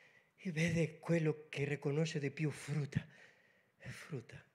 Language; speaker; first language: Italian; non-native, learner; Spanish